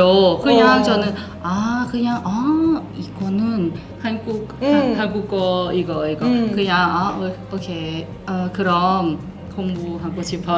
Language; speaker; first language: Korean; non-native, learner; Thai